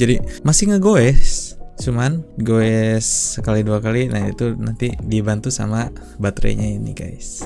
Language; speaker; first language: Indonesian; native; Indonesian